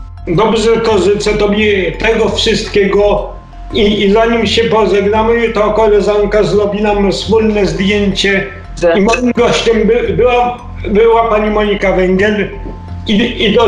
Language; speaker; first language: Polish; native; Polish